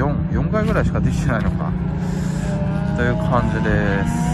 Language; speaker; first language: Japanese; native; Japanese